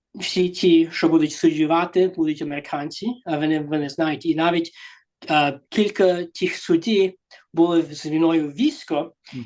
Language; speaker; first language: Ukrainian; early bilingual, heritage; English